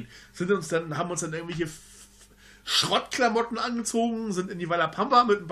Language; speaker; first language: German; native; German